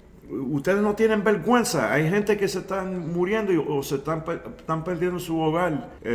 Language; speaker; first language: Spanish; early bilingual, other home language; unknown